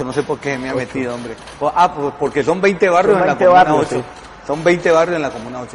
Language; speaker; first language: Spanish; native; Spanish